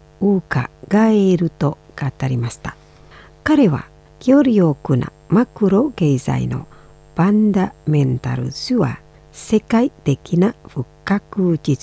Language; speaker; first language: Japanese; non-native, fluent; Indonesian